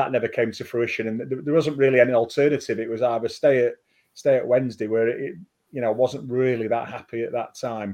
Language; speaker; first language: English; native; English